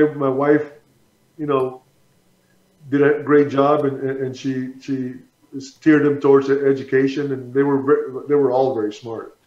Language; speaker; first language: English; native; English